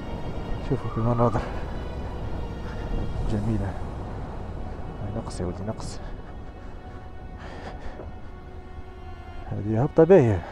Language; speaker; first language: Arabic; native; Arabic